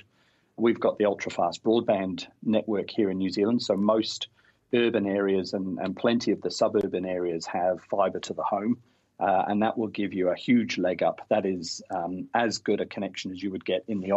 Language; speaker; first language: English; native; English